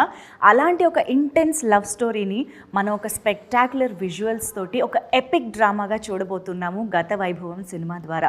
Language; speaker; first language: Telugu; native; Telugu